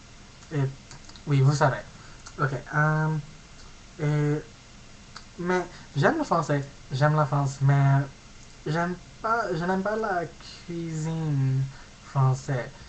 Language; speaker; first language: French; non-native, learner; English